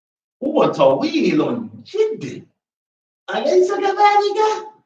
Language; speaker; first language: Arabic; non-native, fluent; English